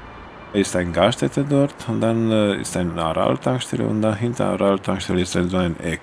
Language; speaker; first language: German; non-native, fluent; Romanian